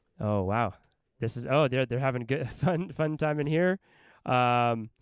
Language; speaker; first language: English; native; English